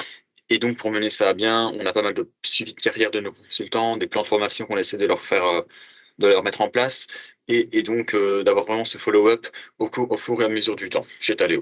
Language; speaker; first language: French; native; French